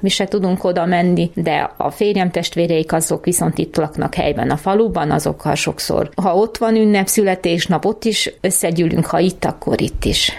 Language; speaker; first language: Hungarian; native; Hungarian